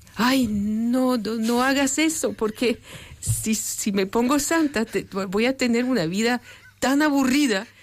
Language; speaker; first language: Spanish; non-native, fluent; French